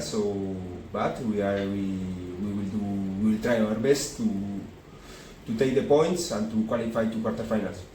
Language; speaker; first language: English; non-native, learner; Spanish